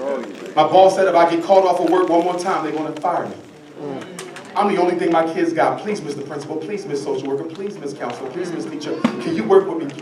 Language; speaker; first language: English; native; English